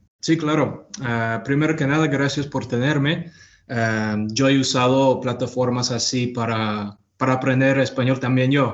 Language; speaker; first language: Spanish; non-native, fluent; English